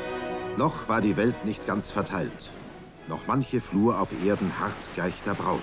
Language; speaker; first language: German; native; German